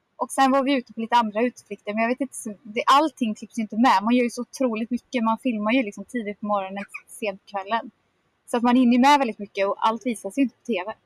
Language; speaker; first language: Swedish; native; Swedish